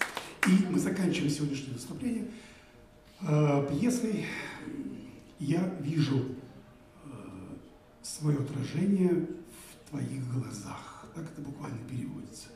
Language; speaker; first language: Russian; native; Russian